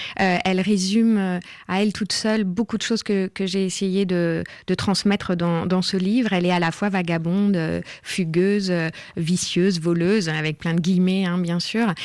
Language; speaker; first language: French; native; French